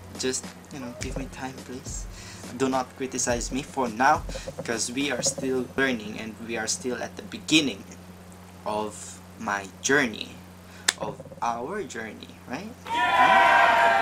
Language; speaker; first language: English; non-native, local second language; Filipino